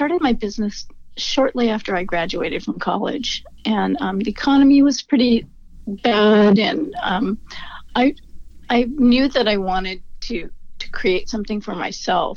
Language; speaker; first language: English; native; English